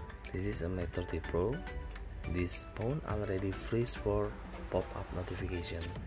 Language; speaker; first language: English; non-native, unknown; Indonesian